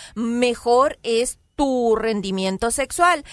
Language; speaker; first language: Spanish; native; Spanish